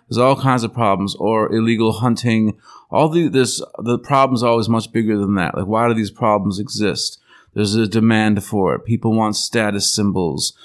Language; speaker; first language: English; native; English